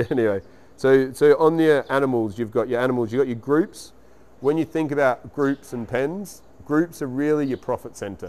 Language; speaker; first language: English; native; English